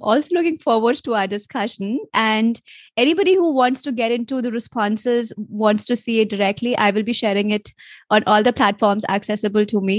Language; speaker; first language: English; non-native, local second language; Hindi